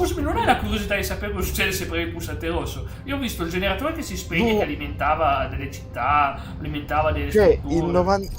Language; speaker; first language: Italian; native; Italian